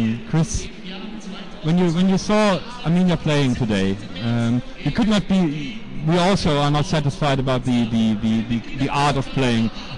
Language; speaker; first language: English; non-native, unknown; German